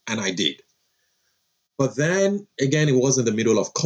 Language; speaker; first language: English; non-native, local second language; Yoruba